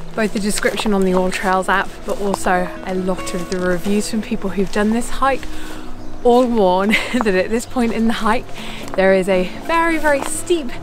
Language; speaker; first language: English; native; English